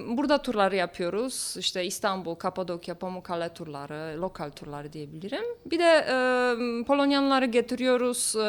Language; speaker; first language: Turkish; non-native, fluent; Polish